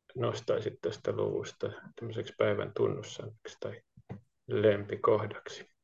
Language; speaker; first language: Finnish; native; Finnish